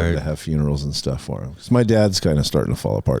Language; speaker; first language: English; native; English